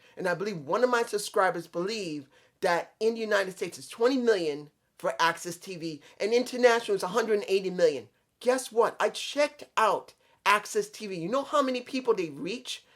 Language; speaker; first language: English; native; English